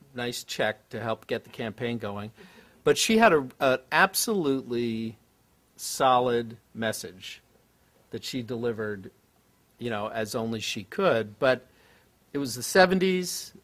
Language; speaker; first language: English; native; English